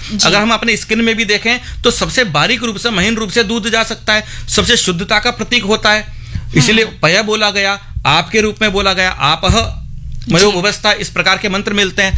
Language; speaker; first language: Hindi; native; Hindi